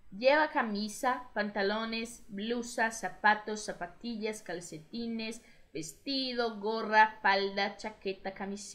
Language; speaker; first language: Spanish; non-native, fluent; Portuguese